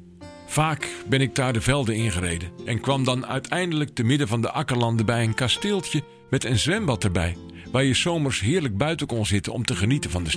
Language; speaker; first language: Dutch; native; Dutch